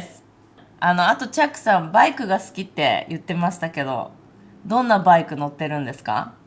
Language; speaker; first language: Japanese; native; Japanese